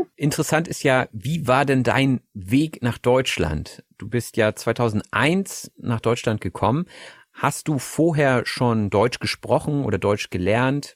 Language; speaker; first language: German; native; German